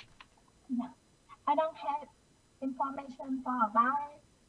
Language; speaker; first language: English; non-native, learner; Vietnamese